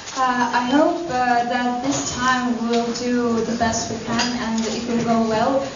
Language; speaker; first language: English; non-native, fluent; Estonian